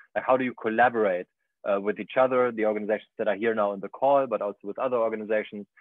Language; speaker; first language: English; non-native, fluent; German